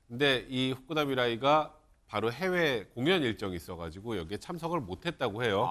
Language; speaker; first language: Korean; native; Korean